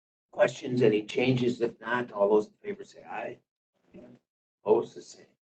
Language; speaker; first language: English; native; English